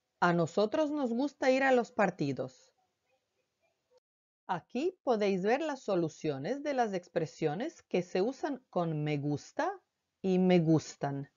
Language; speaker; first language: Spanish; non-native, fluent; Croatian